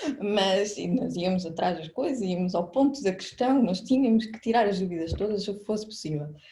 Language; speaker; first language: Portuguese; native; Portuguese